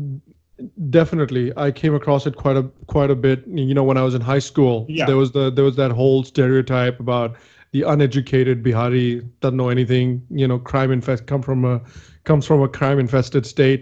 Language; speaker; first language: English; non-native, local second language; Hindi